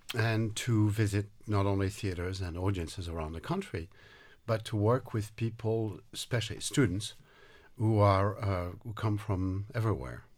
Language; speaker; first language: English; non-native, fluent; French